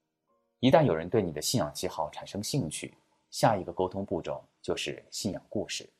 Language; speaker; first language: Chinese; native; Chinese